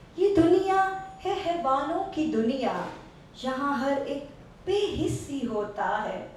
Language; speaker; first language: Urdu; non-native, local second language; Saraiki